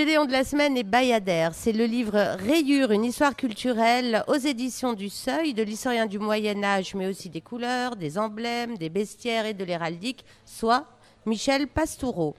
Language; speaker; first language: French; native; French